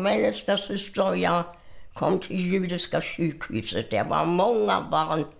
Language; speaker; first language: Swedish; non-native, fluent; German